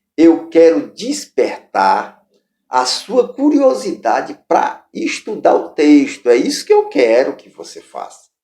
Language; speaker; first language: Portuguese; native; Portuguese